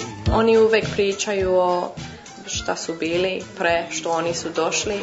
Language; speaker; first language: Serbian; early bilingual, heritage; English